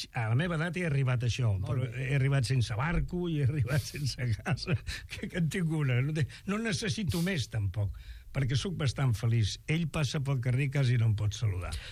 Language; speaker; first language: Catalan; non-native, local second language; Spanish